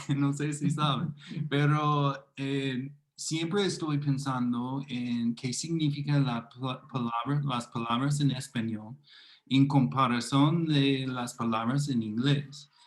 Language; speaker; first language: Spanish; non-native, fluent; English